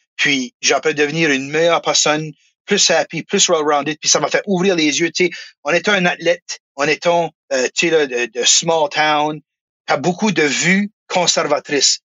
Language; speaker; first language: French; native; French